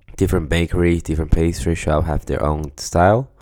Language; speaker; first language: English; non-native, fluent; Chinese